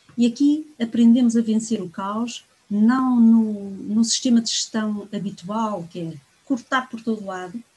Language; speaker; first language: Portuguese; native; Portuguese